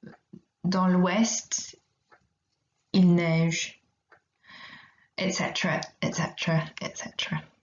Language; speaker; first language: French; non-native, fluent; English